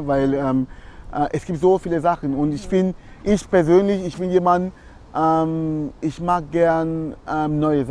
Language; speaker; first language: German; non-native, fluent; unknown